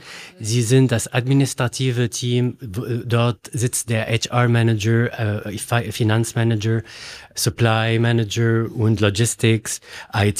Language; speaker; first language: German; non-native, learner; Arabic